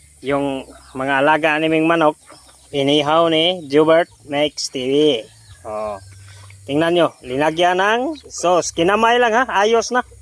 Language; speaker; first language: Filipino; non-native, local second language; Cebuano